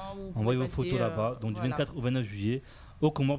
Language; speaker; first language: French; native; French